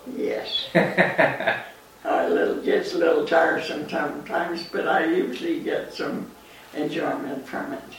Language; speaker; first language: English; native; English